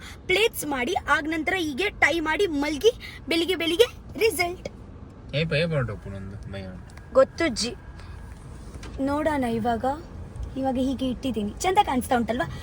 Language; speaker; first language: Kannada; non-native, local second language; Tulu